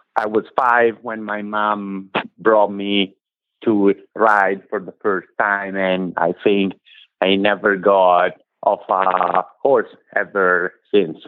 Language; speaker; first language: English; non-native, fluent; Italian